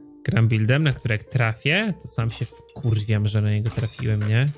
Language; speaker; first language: Polish; native; Polish